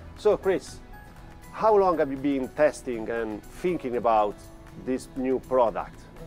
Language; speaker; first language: English; non-native, fluent; Italian